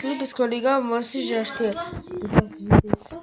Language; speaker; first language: French; native; French